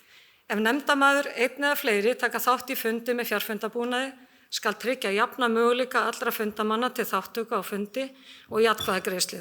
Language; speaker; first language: Icelandic; native; Icelandic